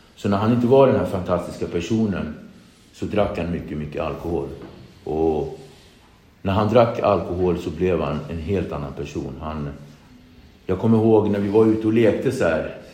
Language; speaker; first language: Swedish; early bilingual, other home language; Kabuverdianu